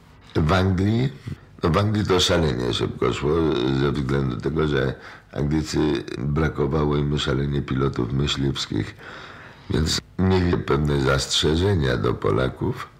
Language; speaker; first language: Polish; native; Polish